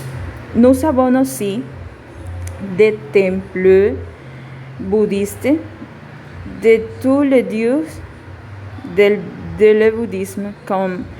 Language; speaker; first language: French; non-native, learner; Spanish